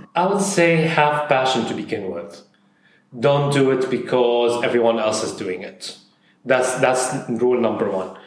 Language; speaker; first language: English; non-native, fluent; Arabic